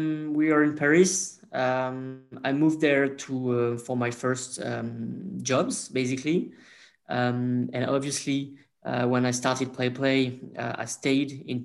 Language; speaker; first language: English; non-native, fluent; French